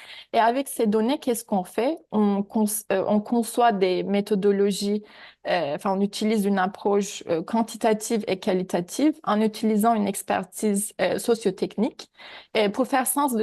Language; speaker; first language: French; native; French